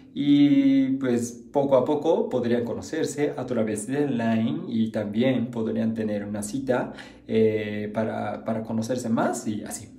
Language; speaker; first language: Spanish; non-native, fluent; Japanese